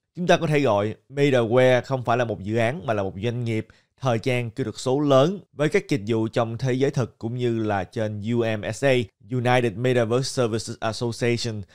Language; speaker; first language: Vietnamese; native; Vietnamese